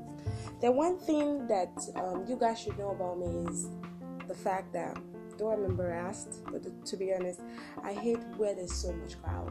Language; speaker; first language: English; non-native, local second language; Ibibio